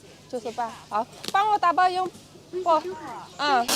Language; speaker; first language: Chinese; non-native, fluent; Indonesian